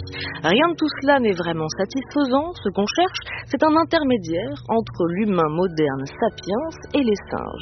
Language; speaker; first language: French; native; French